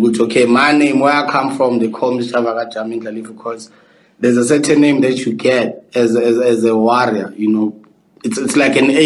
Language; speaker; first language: English; non-native, local second language; Zulu